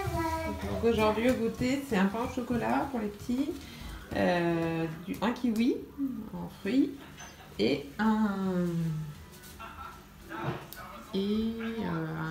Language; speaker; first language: French; native; French